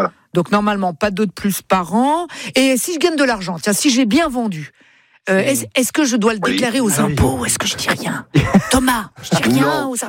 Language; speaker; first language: French; native; French